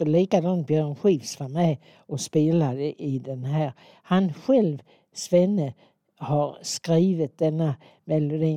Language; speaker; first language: Swedish; native; Swedish